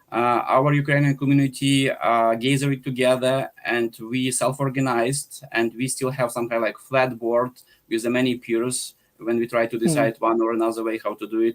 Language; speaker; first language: English; non-native, fluent; Ukrainian